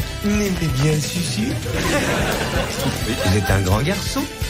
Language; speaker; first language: French; native; French